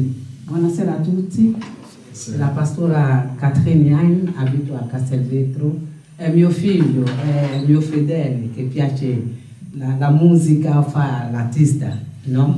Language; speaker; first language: Italian; non-native, fluent; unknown